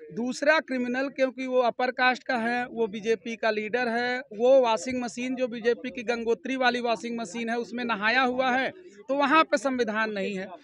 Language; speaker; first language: Hindi; native; Hindi